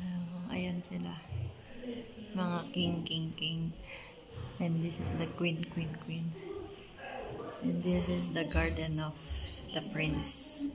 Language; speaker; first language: English; non-native, fluent; Filipino